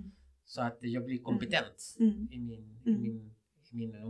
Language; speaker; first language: Swedish; non-native, fluent; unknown